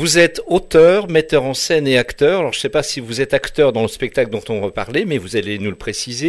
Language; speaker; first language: French; native; French